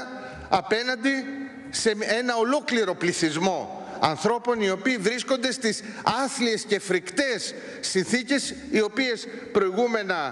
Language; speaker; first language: Greek; native; Greek